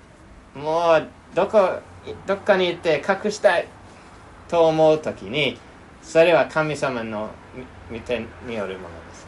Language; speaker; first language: Japanese; non-native, fluent; English